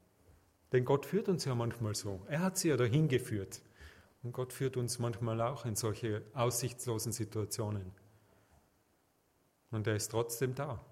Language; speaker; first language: German; native; German